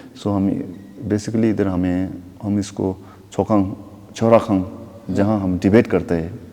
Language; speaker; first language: Hindi; non-native, local second language; Nepali